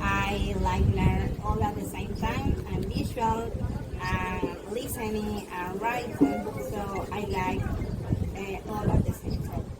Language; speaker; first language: English; non-native, learner; Spanish